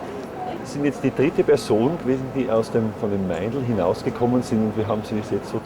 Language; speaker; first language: German; native; German